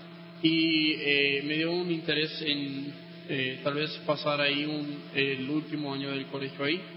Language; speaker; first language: Spanish; non-native, local second language; English